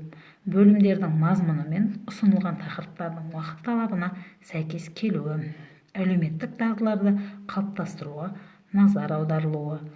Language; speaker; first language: Kazakh; native; Kazakh